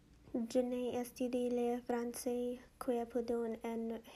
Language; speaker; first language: French; non-native, learner; English